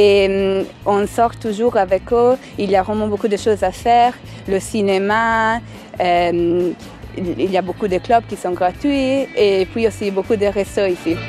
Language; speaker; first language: French; non-native, local second language; German